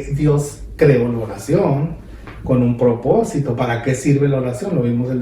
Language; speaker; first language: Spanish; native; Spanish